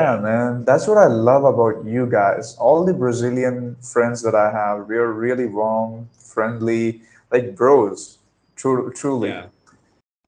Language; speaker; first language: English; non-native, local second language; Marathi